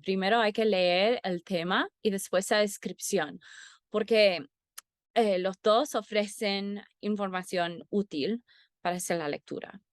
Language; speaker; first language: Spanish; non-native, fluent; English